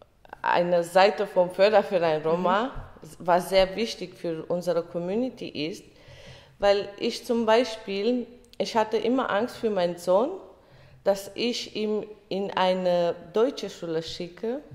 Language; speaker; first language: German; early bilingual, other home language; Romany